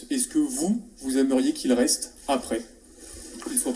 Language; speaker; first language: French; native; French